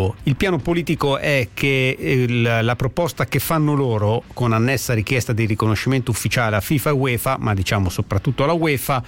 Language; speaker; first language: Italian; native; Italian